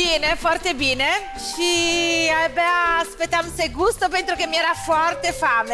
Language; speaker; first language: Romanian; non-native, learner; Italian